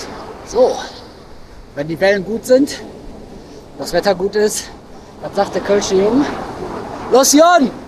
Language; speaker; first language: German; native; German